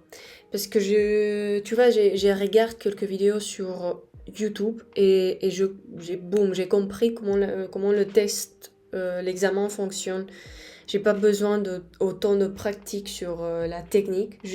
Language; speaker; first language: French; non-native, fluent; Spanish